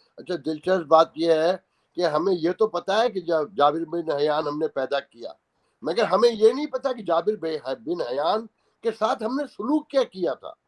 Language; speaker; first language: Urdu; native; Urdu